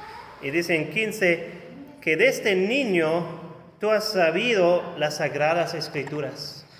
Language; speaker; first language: Spanish; non-native, fluent; German